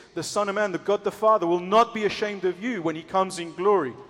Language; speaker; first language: English; early bilingual, other home language; Spanish